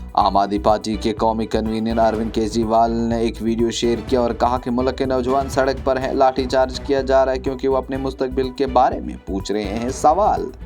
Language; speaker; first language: Urdu; non-native, local second language; Kashmiri